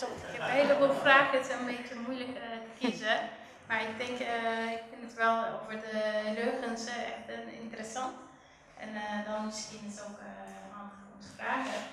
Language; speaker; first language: Dutch; non-native, fluent; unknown